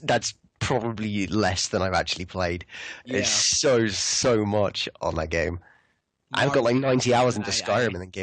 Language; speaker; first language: English; native; English